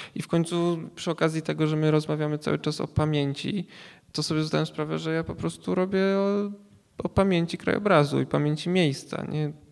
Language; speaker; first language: Polish; native; Polish